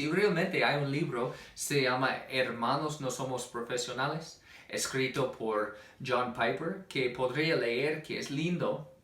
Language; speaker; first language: Spanish; non-native, fluent; English